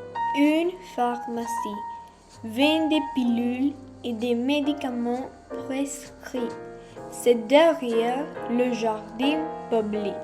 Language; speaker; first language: French; non-native, learner; Spanish